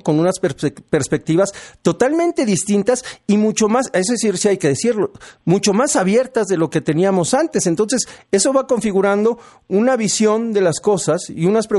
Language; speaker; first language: Spanish; native; Spanish